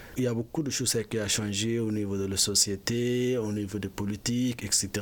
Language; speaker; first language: French; non-native, fluent; Arabic